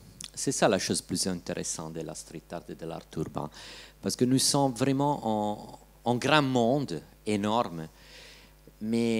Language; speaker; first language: French; non-native, learner; Italian